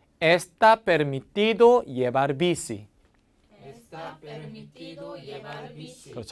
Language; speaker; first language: Spanish; non-native, fluent; Korean